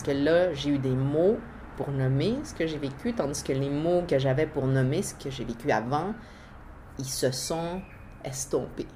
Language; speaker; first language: French; early bilingual, other home language; Spanish